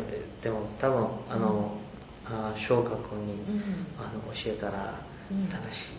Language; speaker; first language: Japanese; non-native, learner; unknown